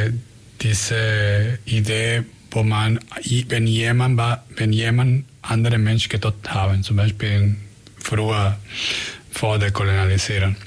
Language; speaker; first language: German; non-native, learner; Spanish